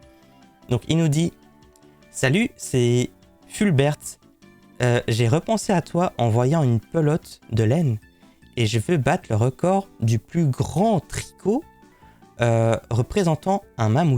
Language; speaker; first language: French; native; French